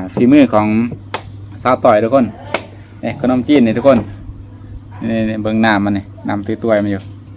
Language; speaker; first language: Thai; native; Thai